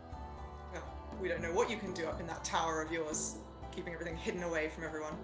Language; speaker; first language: English; native; English